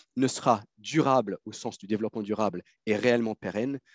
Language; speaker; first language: French; native; French